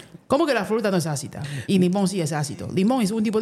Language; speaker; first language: Spanish; non-native, fluent; Chinese